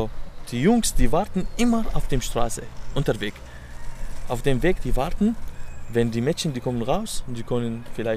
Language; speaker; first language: German; non-native, learner; Arabic